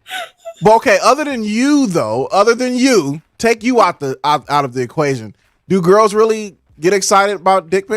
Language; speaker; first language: English; native; English